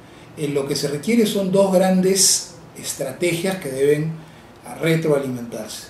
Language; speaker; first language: Spanish; native; Spanish